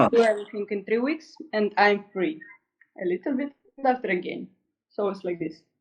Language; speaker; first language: English; non-native, learner; Russian